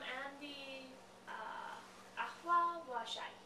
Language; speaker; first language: Arabic; non-native, learner; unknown